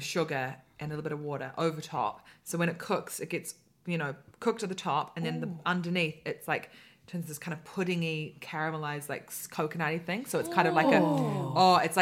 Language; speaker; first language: English; native; English